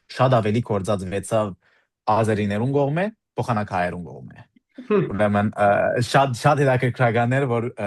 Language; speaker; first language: Armenian; early bilingual, heritage; Armenian